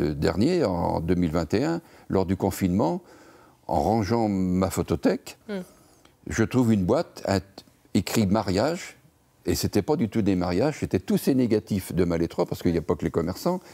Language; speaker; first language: French; native; French